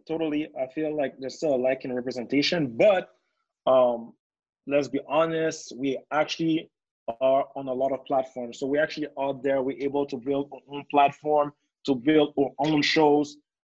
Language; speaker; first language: English; non-native, fluent; French